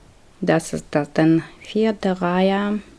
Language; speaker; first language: German; non-native, fluent; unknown